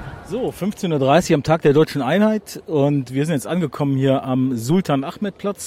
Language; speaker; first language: German; native; German